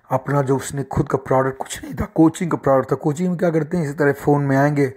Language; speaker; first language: Hindi; native; Hindi